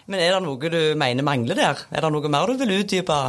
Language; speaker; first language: Norwegian; native; Norwegian